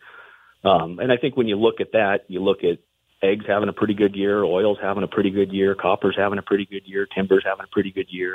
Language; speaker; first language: English; native; English